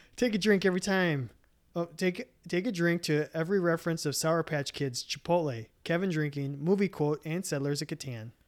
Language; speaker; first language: English; native; English